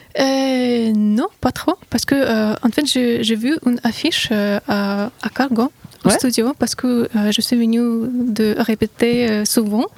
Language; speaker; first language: French; non-native, fluent; Russian